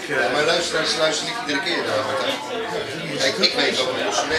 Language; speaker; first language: Dutch; native; Dutch